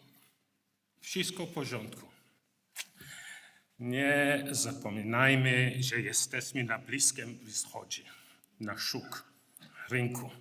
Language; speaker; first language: Polish; non-native, learner; English